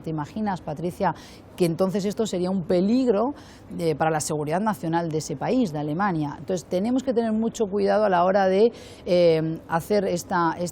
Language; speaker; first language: Spanish; native; Spanish